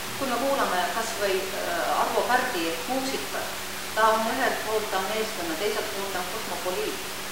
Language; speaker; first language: Estonian; non-native, local second language; Russian